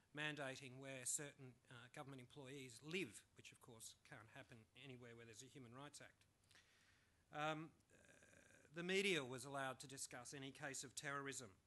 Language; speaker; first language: English; native; English